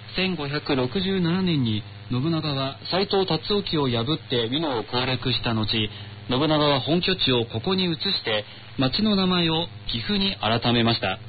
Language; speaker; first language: Japanese; non-native, fluent; Chinese